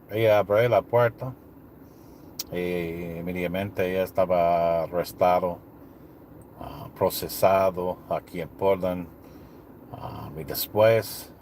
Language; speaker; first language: Spanish; non-native, learner; English